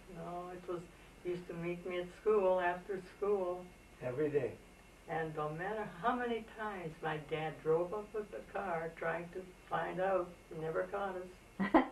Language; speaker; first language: English; early bilingual, other home language; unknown